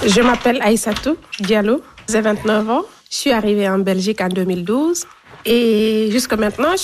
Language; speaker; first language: French; non-native, local second language; Fula